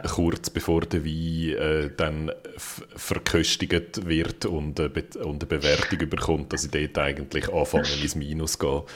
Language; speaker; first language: German; native; German